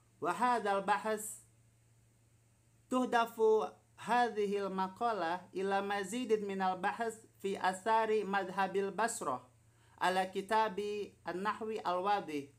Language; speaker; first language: Arabic; non-native, fluent; Indonesian